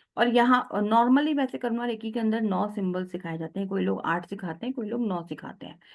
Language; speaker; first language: Hindi; native; Hindi